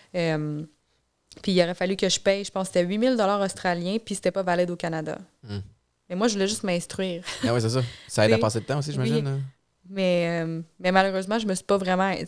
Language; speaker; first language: French; native; French